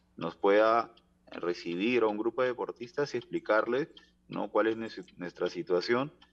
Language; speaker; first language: Spanish; native; Spanish